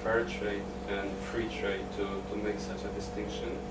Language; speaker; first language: English; non-native, fluent; Polish